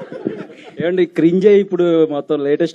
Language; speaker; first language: Telugu; native; Telugu